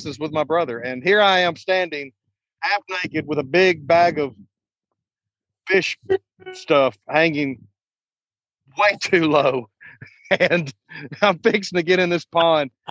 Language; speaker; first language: English; native; English